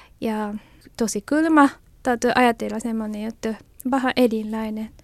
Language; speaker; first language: Finnish; non-native, learner; Japanese